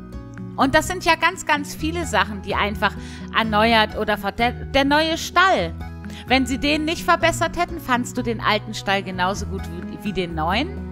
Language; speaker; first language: German; native; German